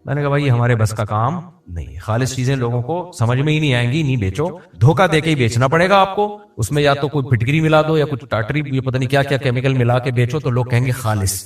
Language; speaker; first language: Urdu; native; Urdu